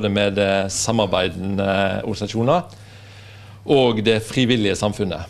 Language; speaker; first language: Norwegian; native; Norwegian